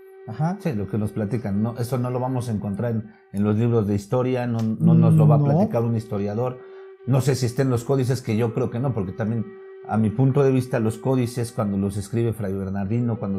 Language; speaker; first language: Spanish; native; Spanish